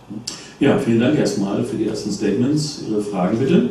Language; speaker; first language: German; native; German